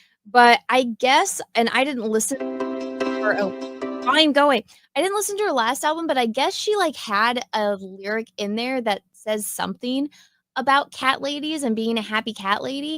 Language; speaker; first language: English; native; English